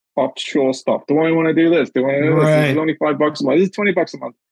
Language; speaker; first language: English; native; English